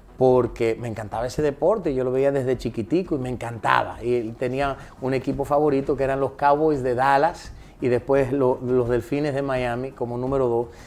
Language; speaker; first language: Spanish; early bilingual, heritage; Spanish